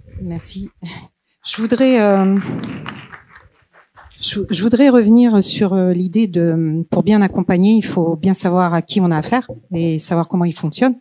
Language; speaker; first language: French; native; French